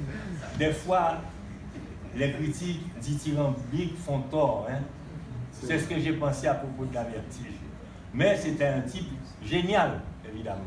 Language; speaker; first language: French; non-native, local second language; Haitian Creole